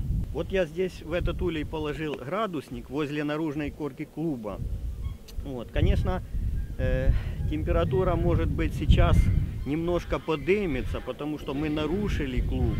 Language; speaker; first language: Russian; native; Russian